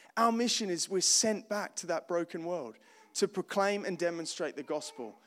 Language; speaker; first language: English; native; English